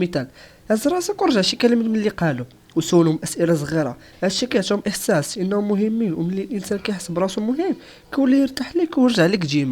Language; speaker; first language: Arabic; native; Arabic